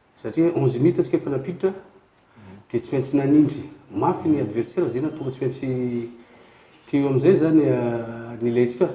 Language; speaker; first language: Malagasy; native; Malagasy